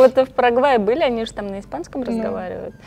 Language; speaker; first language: Russian; native; Russian